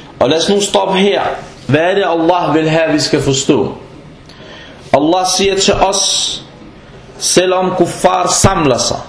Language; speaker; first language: Danish; non-native, fluent; Arabic